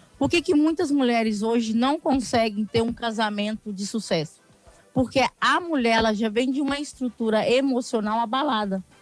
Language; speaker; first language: Portuguese; native; Portuguese